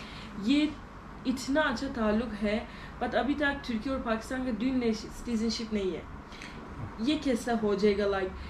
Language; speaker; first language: Hindi; non-native, learner; Turkish